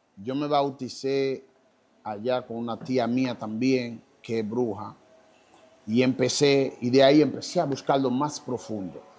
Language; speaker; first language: Spanish; non-native, fluent; Haitian Creole